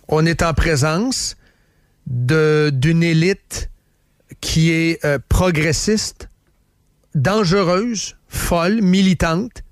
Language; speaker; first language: French; native; French